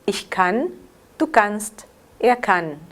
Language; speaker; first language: German; non-native, fluent; Spanish